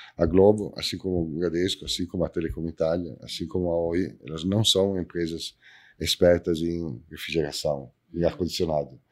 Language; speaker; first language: Portuguese; non-native, fluent; Italian